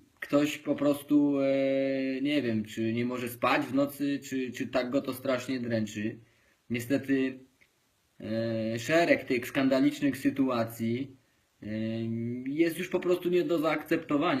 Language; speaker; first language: Polish; native; Polish